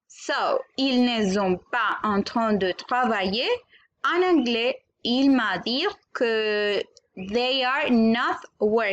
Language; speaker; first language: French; non-native, learner; Spanish